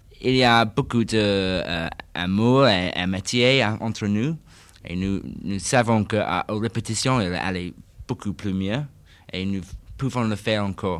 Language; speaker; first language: French; non-native, learner; English